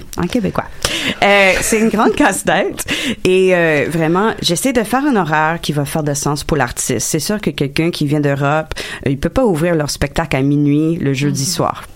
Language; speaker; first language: French; non-native, local second language; English